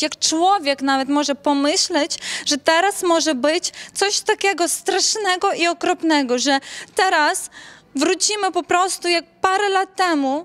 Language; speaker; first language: Polish; non-native, learner; Ukrainian